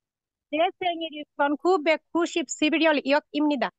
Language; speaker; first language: Korean; non-native, learner; Bangla